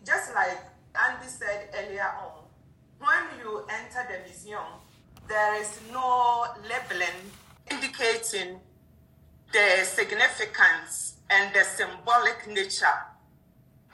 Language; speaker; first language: English; non-native, local second language; Akan